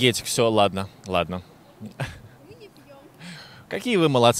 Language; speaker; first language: Russian; native; Russian